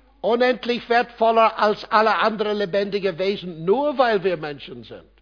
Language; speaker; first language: German; non-native, fluent; English